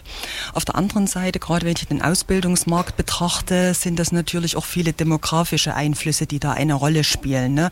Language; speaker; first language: German; native; German